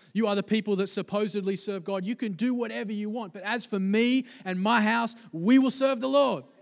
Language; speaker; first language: English; native; English